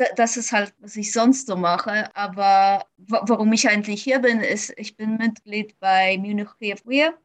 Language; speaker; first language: German; non-native, fluent; Ukrainian